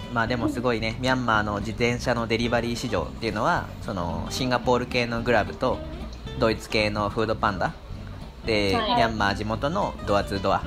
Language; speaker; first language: Japanese; native; Japanese